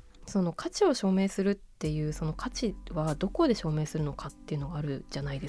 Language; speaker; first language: Japanese; native; Japanese